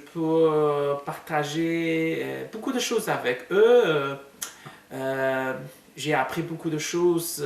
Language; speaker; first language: French; non-native, fluent; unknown